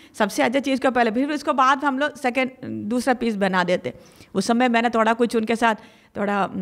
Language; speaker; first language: Hindi; non-native, local second language; Malayalam